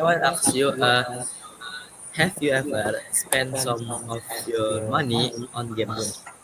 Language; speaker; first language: English; non-native, learner; Indonesian